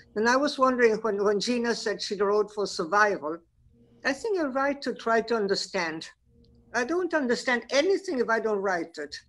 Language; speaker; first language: English; non-native, fluent; Spanish